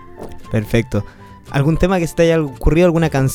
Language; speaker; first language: Spanish; native; Spanish